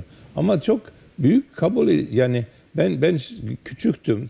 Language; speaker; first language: Turkish; early bilingual, heritage; Turkish